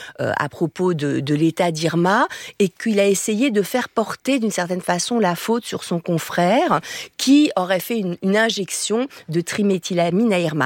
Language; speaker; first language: French; native; French